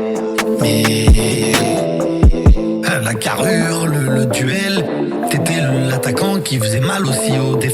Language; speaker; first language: French; native; French